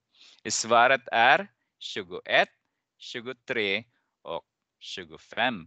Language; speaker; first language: Swedish; non-native, fluent; Persian